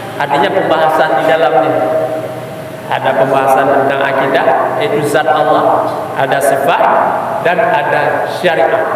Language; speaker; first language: Malay; non-native, local second language; Achinese